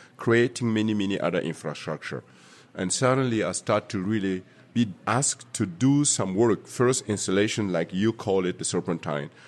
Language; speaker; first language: English; non-native, fluent; Mossi